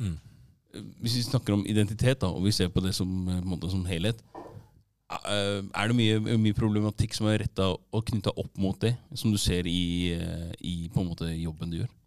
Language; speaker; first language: Norwegian; native; Norwegian